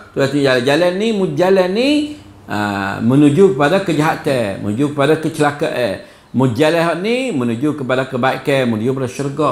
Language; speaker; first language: Malay; native; Malay